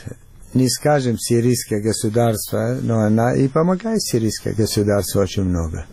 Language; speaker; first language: Russian; non-native, fluent; Arabic